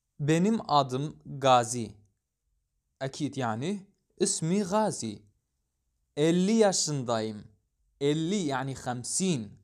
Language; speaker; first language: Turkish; non-native, fluent; Arabic